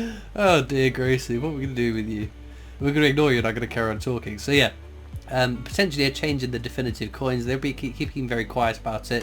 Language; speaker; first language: English; native; English